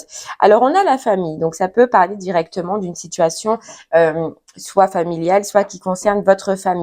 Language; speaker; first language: French; native; French